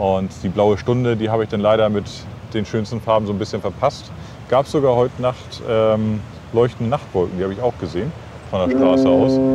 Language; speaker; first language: German; native; German